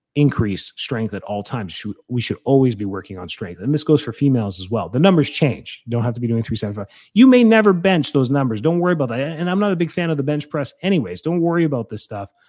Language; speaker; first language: English; native; English